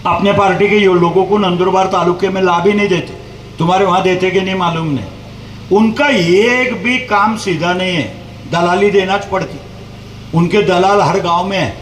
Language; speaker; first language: Hindi; non-native, local second language; Marathi